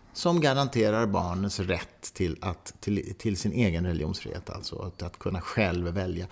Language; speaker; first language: Swedish; native; Swedish